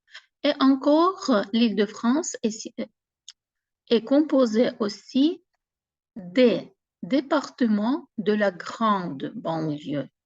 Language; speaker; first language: French; non-native, fluent; Ukrainian